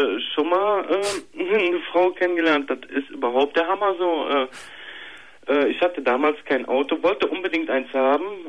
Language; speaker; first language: German; native; German